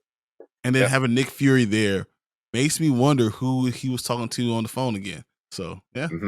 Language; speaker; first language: English; native; English